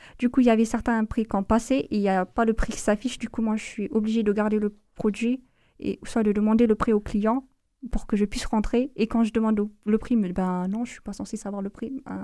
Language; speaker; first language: French; non-native, fluent; Amharic